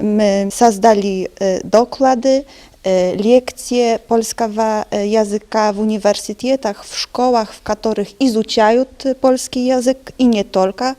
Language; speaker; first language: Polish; non-native, learner; Russian